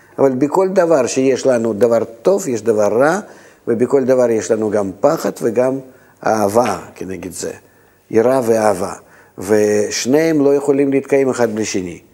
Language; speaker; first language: Hebrew; non-native, fluent; Russian